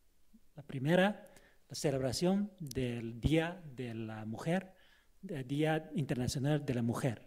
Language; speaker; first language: Spanish; non-native, fluent; Chinese